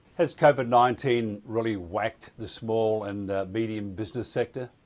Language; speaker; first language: English; non-native, fluent; Dutch